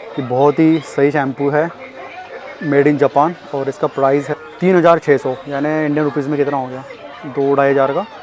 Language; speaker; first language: Hindi; native; Hindi